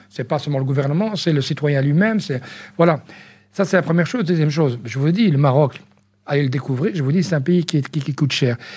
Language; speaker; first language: French; early bilingual, other home language; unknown